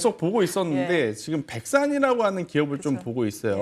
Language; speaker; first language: Korean; native; Korean